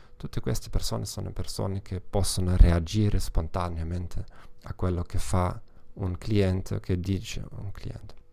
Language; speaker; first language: Italian; non-native, fluent; German